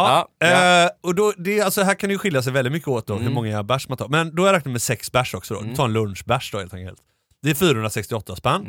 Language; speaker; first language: Swedish; native; Swedish